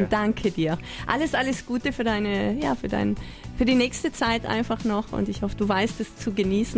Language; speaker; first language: German; native; German